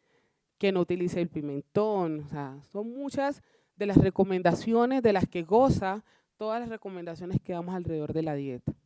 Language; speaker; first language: Spanish; native; Spanish